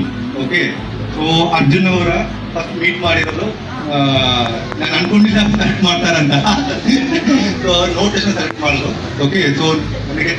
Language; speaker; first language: Kannada; non-native, local second language; Malayalam